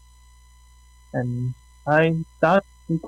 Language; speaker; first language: English; non-native, learner; Chinese